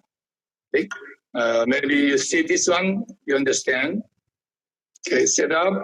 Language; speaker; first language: English; non-native, learner; Korean